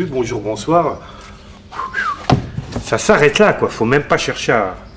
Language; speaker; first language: French; native; French